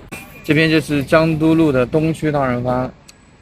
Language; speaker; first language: Chinese; native; Chinese